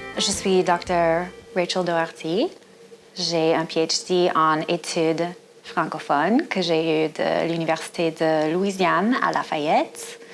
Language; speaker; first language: French; non-native, fluent; English